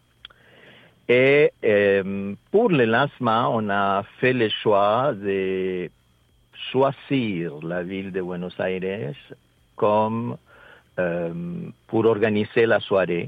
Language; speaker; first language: French; non-native, fluent; Spanish